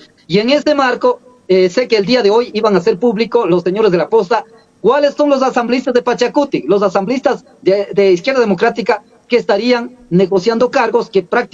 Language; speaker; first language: Spanish; native; Spanish